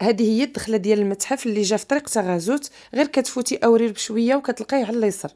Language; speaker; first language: Arabic; native; Arabic